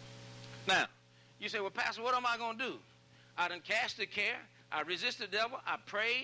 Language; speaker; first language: English; native; English